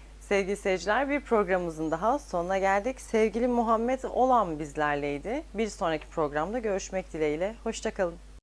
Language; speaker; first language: Turkish; native; Turkish